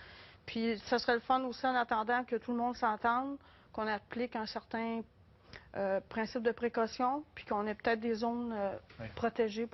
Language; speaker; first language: French; native; French